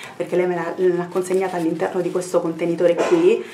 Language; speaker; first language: Italian; native; Italian